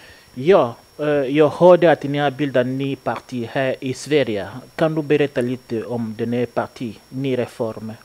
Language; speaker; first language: Swedish; non-native, learner; Lingala